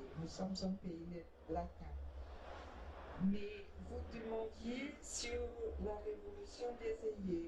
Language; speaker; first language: French; non-native, fluent; Portuguese